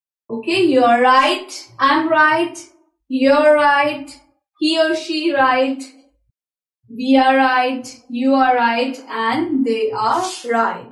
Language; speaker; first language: English; non-native, local second language; Hindi